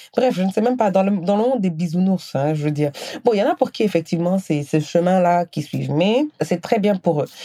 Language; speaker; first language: French; non-native, local second language; Wolof